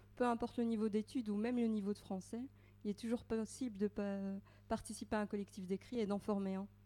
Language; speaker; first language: French; native; French